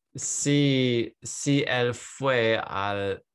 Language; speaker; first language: Spanish; non-native, learner; English